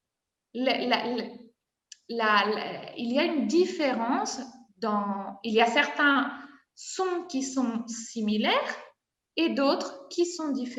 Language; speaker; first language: French; non-native, fluent; Spanish